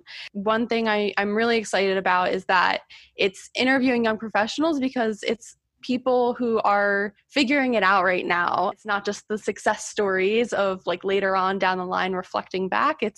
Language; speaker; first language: English; native; English